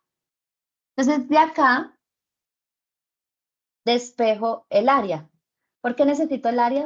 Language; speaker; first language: Spanish; native; Spanish